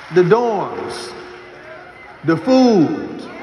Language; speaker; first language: English; native; English